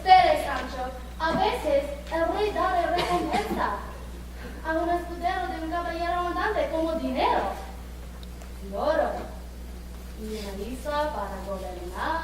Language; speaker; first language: Spanish; non-native, learner; English